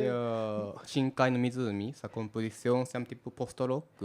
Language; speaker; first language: French; non-native, learner; Japanese